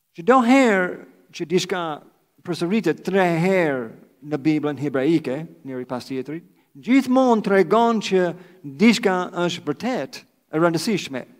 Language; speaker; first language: Albanian; non-native, fluent; English